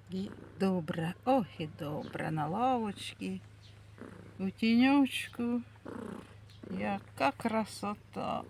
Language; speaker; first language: Ukrainian; native; Ukrainian